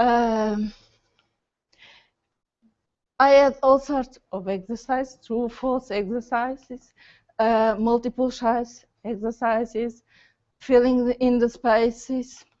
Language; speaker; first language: English; non-native, learner; Portuguese